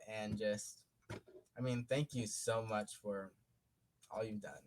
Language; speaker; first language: English; native; English